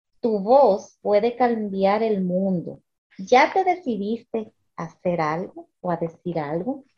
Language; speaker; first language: Spanish; early bilingual, heritage; Spanish